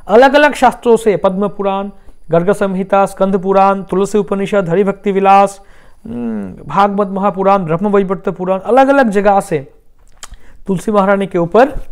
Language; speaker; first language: Hindi; non-native, local second language; Bangla